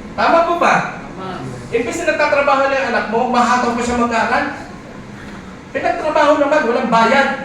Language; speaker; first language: Filipino; non-native, local second language; Bikol